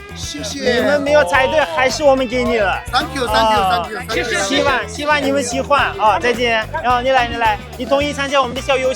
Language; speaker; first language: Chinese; non-native, learner; Uzbek